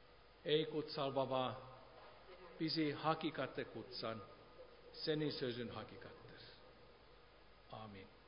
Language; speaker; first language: Turkish; non-native, fluent; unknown